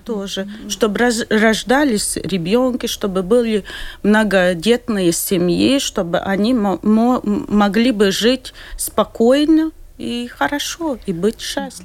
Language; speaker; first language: Russian; non-native, local second language; Latvian